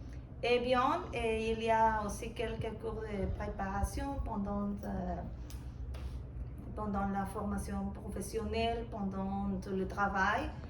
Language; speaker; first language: French; non-native, fluent; Spanish